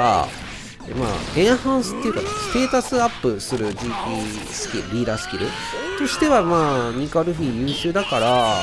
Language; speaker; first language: Japanese; native; Japanese